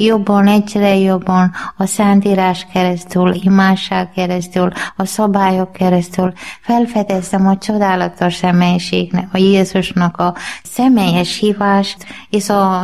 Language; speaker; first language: Hungarian; non-native, learner; Malayalam